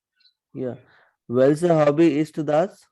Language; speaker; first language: German; non-native, learner; Hindi